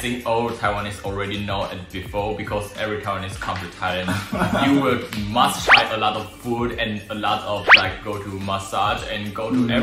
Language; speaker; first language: English; non-native, learner; Chinese